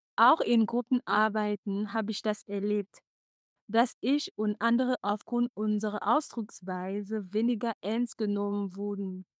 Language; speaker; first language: German; non-native, fluent; French